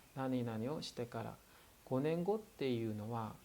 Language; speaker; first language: Japanese; non-native, fluent; Korean